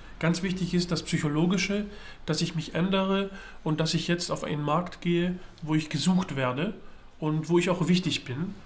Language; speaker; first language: German; early bilingual, other home language; Greek